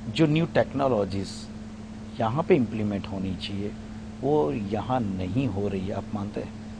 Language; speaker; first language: Hindi; non-native, local second language; Gujarati